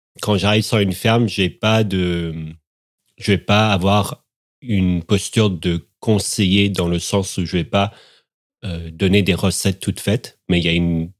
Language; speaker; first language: French; native; French